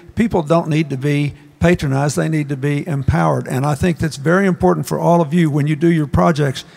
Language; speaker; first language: English; native; English